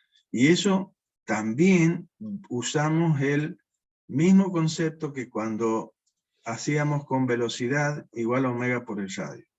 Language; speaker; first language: Spanish; native; Spanish